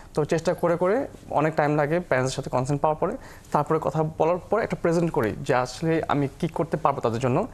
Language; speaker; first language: Bangla; early bilingual, heritage; Bangla